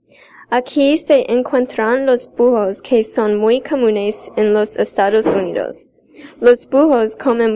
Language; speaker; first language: Spanish; non-native, learner; English